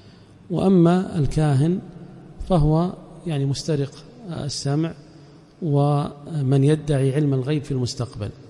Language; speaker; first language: Arabic; native; Arabic